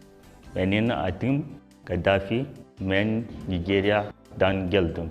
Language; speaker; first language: Kyrgyz; non-native, learner; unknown